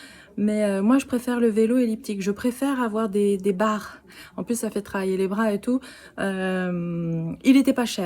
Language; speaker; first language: French; native; French